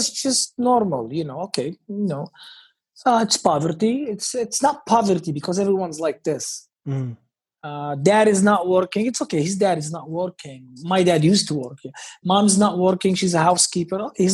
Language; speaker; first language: English; non-native, fluent; Hebrew